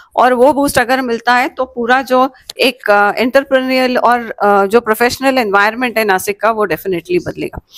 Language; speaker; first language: Hindi; non-native, local second language; Marathi